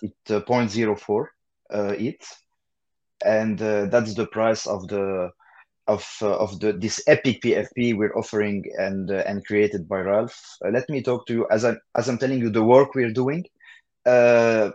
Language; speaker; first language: English; non-native, fluent; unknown